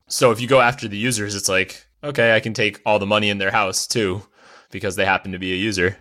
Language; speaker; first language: English; native; English